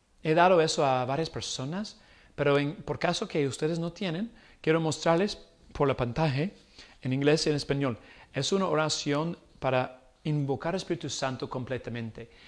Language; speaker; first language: Spanish; non-native, fluent; English